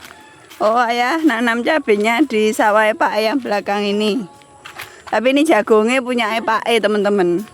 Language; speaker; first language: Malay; non-native, local second language; Javanese